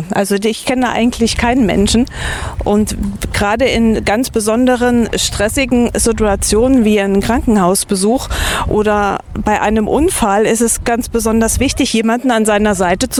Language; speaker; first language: German; native; German